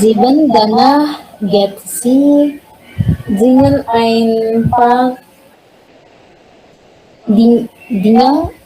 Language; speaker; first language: German; non-native, learner; Indonesian